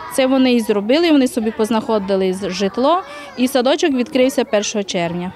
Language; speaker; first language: Ukrainian; native; Ukrainian